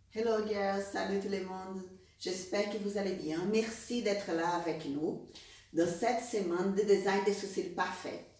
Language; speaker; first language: French; non-native, fluent; Portuguese